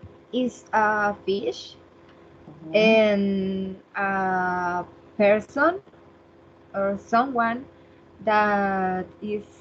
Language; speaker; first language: English; non-native, learner; Spanish